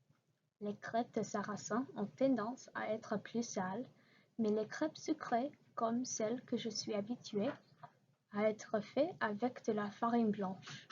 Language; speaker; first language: French; non-native, learner; English